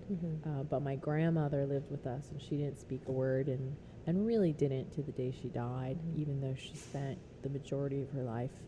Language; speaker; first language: English; native; English